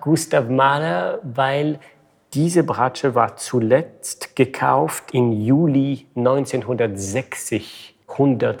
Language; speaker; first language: German; non-native, fluent; French